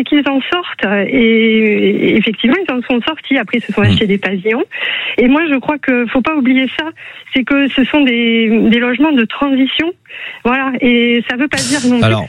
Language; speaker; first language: French; native; French